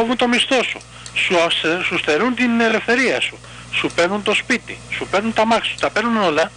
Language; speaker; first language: Greek; native; Greek